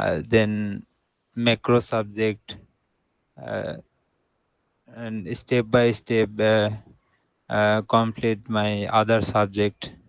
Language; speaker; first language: English; non-native, learner; Bangla